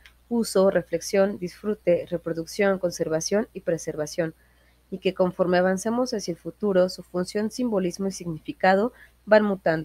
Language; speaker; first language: Spanish; native; Spanish